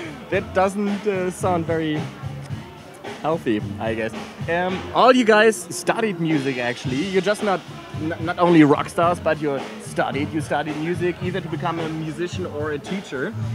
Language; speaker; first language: English; non-native, fluent; German